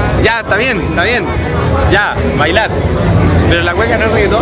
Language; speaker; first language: Spanish; native; Spanish